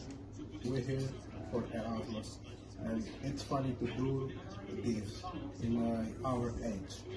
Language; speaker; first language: English; non-native, learner; Portuguese